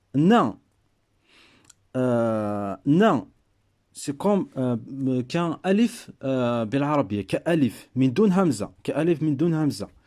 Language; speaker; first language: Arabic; non-native, local second language; Berber languages